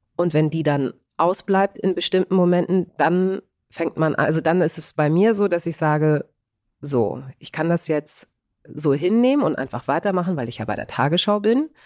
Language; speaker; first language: German; early bilingual, other home language; Greek